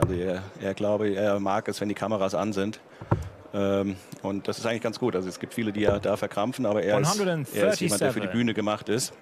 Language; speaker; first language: German; native; German